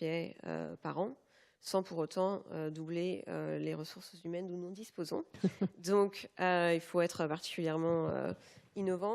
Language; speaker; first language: French; native; French